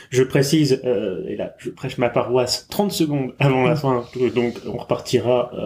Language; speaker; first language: French; native; French